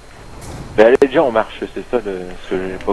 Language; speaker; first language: French; native; French